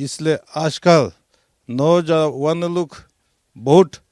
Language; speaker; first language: Hindi; non-native, local second language; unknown